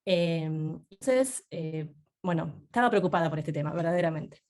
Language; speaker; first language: Spanish; native; Spanish